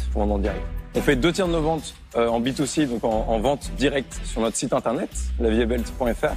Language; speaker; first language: French; native; French